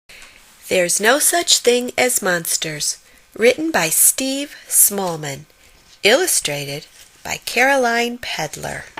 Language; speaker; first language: English; native; English